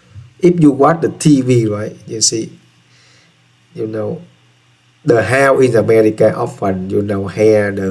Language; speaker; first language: English; non-native, learner; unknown